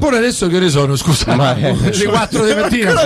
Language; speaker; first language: Italian; native; Italian